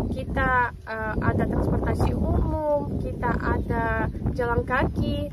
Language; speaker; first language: Indonesian; non-native, fluent; Russian